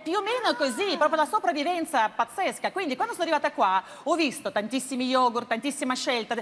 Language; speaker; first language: Italian; non-native, fluent; Russian